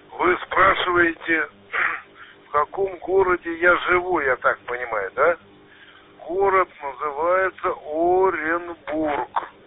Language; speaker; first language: Russian; native; Russian